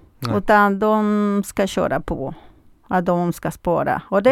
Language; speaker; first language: Swedish; non-native, fluent; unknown